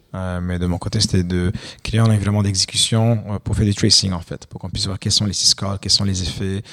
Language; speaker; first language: French; non-native, fluent; Romanian